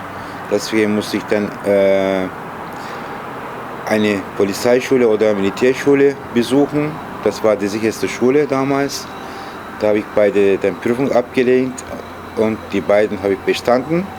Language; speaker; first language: German; non-native, fluent; Turkish